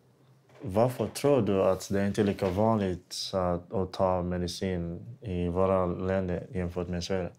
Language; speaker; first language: Swedish; non-native, fluent; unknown